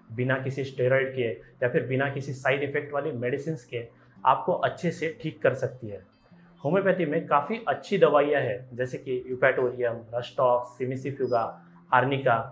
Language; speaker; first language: Hindi; non-native, local second language; Marathi